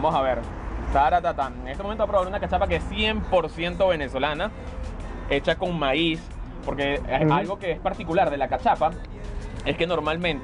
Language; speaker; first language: Spanish; native; Spanish